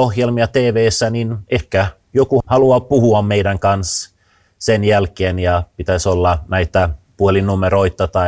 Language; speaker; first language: Finnish; early bilingual, heritage; Finnish